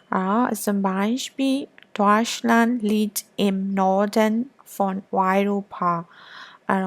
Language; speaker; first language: German; non-native, fluent; Burmese